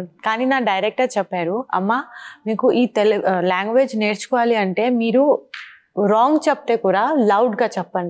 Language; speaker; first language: Telugu; non-native, learner; Bangla